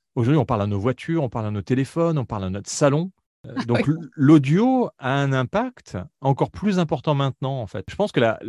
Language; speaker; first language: French; native; French